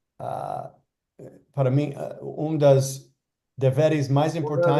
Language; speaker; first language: Portuguese; non-native, fluent; Spanish